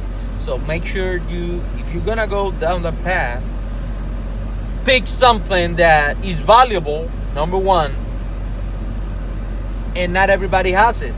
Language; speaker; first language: English; non-native, fluent; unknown